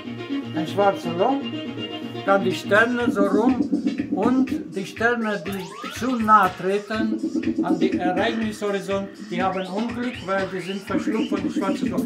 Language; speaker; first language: German; non-native, fluent; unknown